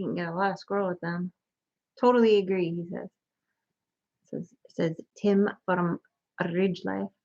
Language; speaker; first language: English; native; English